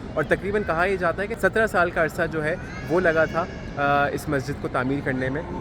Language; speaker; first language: Urdu; native; Urdu